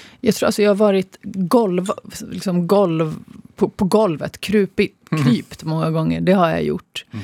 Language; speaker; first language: Swedish; early bilingual, other home language; Arabic